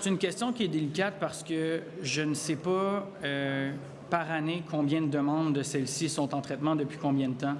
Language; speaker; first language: French; native; French